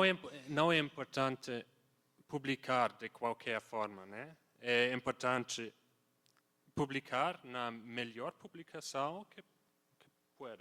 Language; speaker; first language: Portuguese; non-native, fluent; German